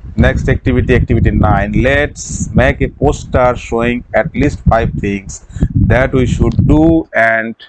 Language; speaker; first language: English; non-native, local second language; Assamese